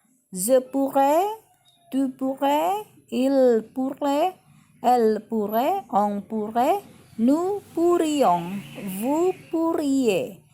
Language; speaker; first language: French; non-native, fluent; Indonesian